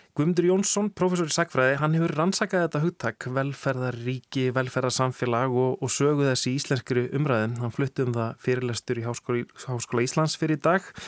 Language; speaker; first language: Icelandic; native; Icelandic